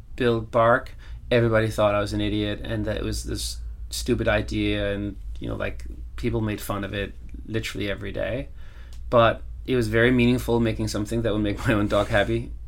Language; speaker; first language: English; non-native, fluent; Danish